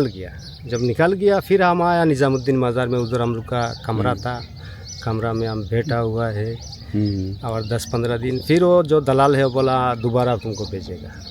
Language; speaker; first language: Hindi; non-native, learner; Bangla